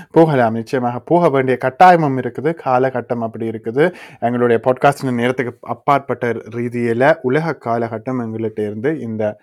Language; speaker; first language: Tamil; early bilingual, heritage; Tamil